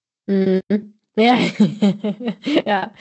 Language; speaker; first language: German; native; German